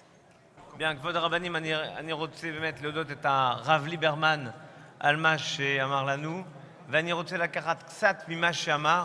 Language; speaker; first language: Hebrew; non-native, fluent; French